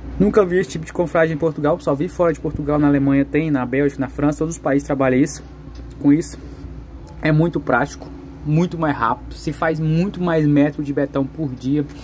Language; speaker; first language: Portuguese; native; Portuguese